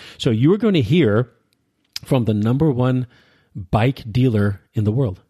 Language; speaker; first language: English; early bilingual, other home language; Urdu